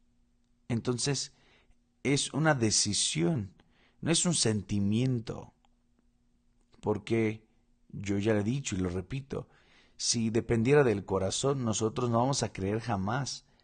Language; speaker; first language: Spanish; non-native, fluent; Portuguese